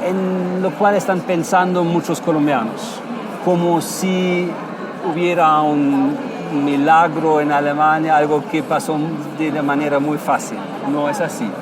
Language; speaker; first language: Spanish; non-native, fluent; German